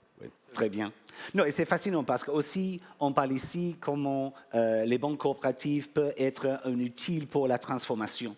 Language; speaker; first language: French; non-native, fluent; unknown